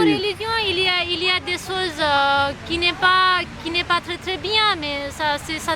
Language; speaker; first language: French; non-native, fluent; Nepali